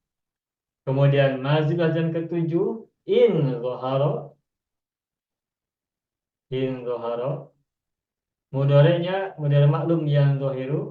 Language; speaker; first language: Indonesian; native; Indonesian